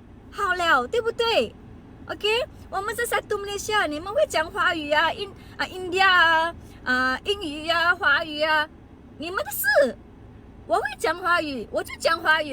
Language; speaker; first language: Chinese; non-native, local second language; Malay